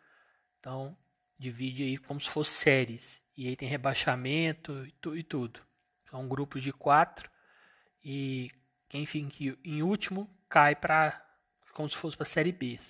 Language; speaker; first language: Portuguese; native; Portuguese